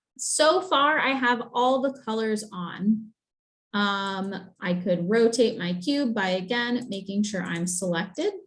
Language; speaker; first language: English; native; English